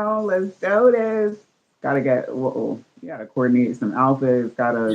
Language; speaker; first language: English; native; English